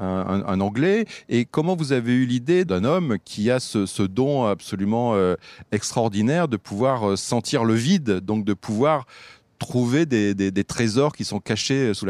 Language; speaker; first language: French; native; French